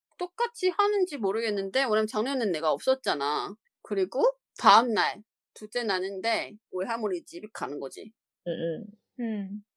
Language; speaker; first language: Korean; non-native, learner; Chinese